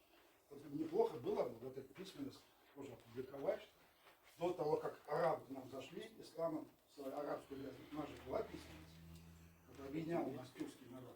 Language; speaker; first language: Russian; non-native, local second language; Tatar